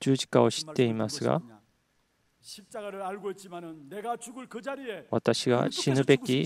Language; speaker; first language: Japanese; non-native, fluent; Korean